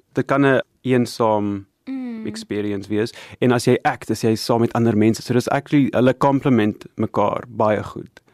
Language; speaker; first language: Afrikaans; non-native, local second language; English